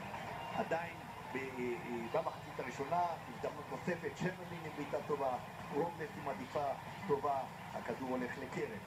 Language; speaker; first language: Hebrew; native; Hebrew